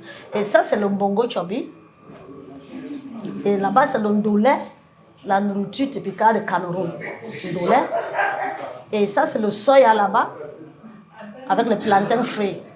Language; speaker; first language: French; non-native, learner; English